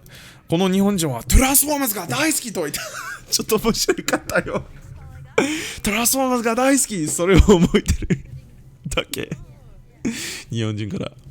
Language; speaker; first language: Japanese; non-native, learner; English